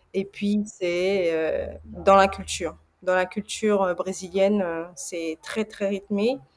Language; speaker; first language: French; early bilingual, other home language; Portuguese